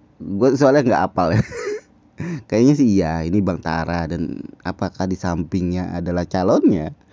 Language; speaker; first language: Indonesian; native; Indonesian